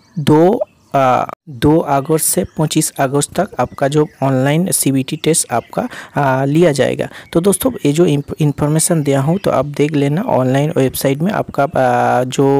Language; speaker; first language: Hindi; non-native, local second language; Bangla